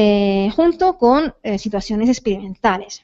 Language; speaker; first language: Spanish; native; Spanish